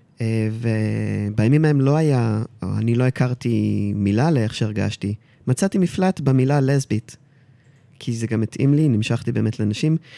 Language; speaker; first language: Hebrew; early bilingual, heritage; Hebrew